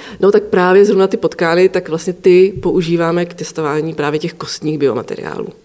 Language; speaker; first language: Czech; native; Czech